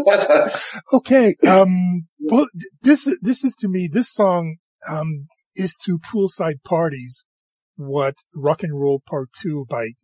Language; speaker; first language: English; native; English